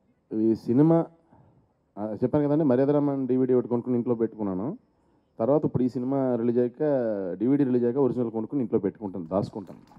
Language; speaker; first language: Telugu; native; Telugu